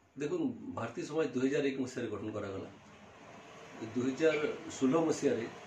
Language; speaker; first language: Odia; native; Odia